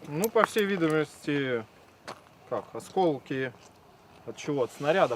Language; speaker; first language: Russian; native; Russian